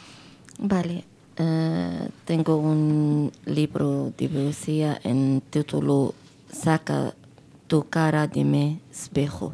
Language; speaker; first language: Spanish; non-native, fluent; Arabic